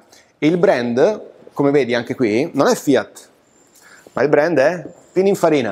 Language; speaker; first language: Italian; native; Italian